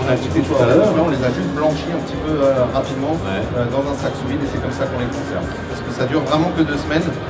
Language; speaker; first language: French; native; French